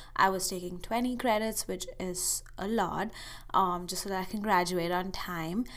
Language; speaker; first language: English; non-native, local second language; Hindi